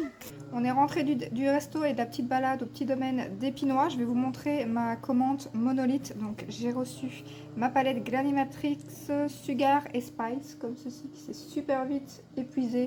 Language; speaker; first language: French; native; French